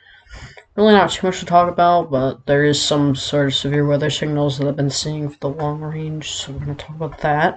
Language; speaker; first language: English; native; English